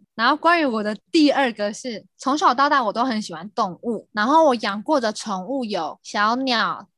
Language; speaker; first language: Chinese; native; Chinese